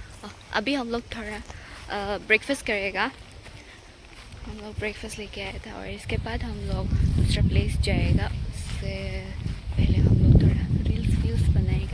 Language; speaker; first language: Hindi; non-native, local second language; Assamese